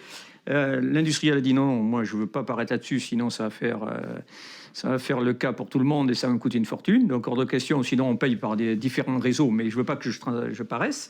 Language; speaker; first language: French; native; French